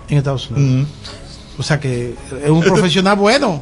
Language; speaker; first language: Spanish; native; Spanish